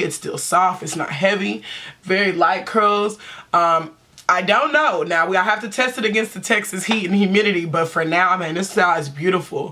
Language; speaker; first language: English; native; English